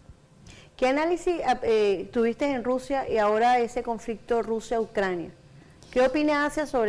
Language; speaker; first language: Spanish; native; Spanish